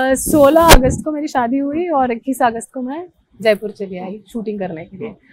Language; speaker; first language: Hindi; non-native, local second language; Marathi